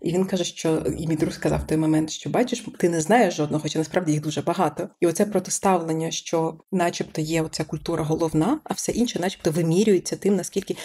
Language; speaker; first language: Ukrainian; early bilingual, other home language; Persian